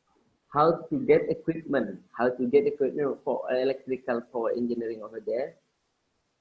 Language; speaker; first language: English; non-native, learner; Indonesian